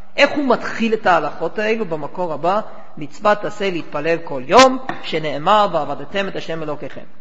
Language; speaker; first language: Hebrew; non-native, fluent; English